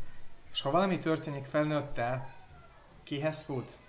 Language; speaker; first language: Hungarian; non-native, learner; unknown